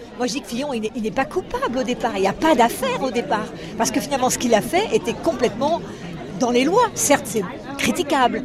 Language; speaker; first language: French; native; French